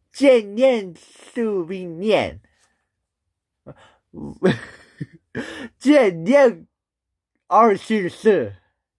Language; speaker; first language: Chinese; non-native, learner; Korean